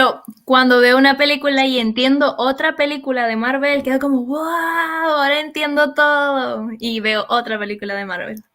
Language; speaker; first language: Spanish; native; Spanish